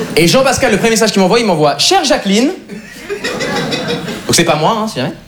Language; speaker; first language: French; native; French